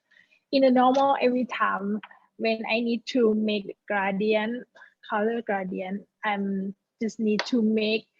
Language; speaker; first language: English; non-native, learner; Thai